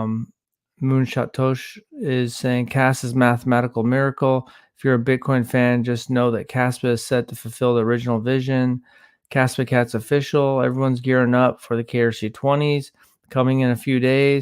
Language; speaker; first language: English; native; English